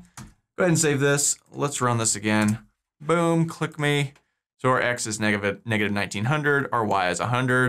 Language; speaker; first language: English; native; English